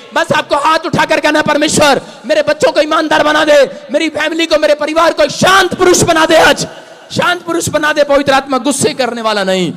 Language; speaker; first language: Hindi; non-native, local second language; Punjabi